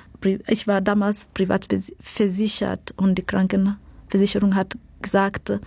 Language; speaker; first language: German; non-native, fluent; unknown